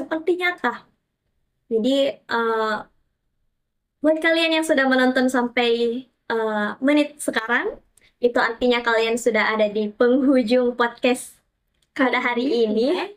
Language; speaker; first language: Indonesian; native; Indonesian